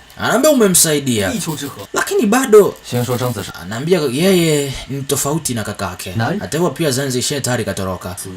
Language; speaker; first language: Swahili; native; Swahili